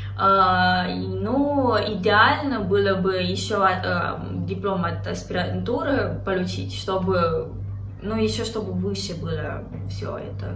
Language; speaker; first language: Russian; non-native, fluent; Romanian